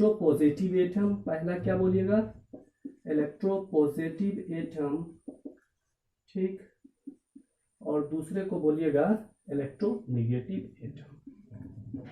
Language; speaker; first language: Hindi; native; Hindi